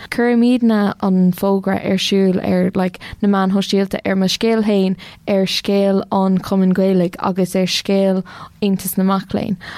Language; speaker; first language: Irish; non-native, local second language; English